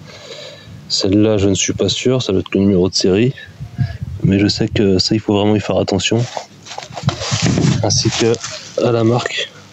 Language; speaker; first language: French; native; French